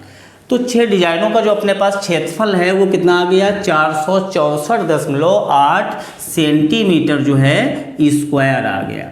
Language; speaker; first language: Hindi; native; Hindi